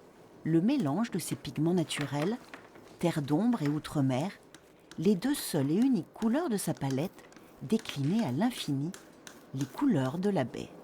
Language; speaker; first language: French; native; French